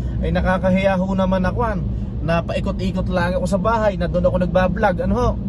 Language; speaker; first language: Filipino; native; Filipino